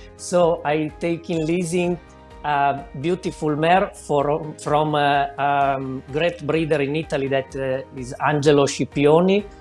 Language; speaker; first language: English; non-native, learner; Italian